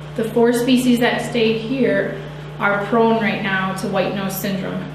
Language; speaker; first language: English; native; English